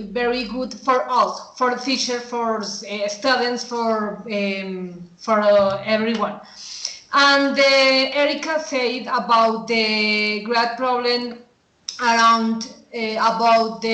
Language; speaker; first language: English; non-native, learner; Spanish